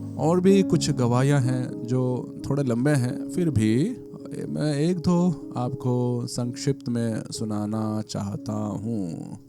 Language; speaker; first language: Hindi; non-native, local second language; Malayalam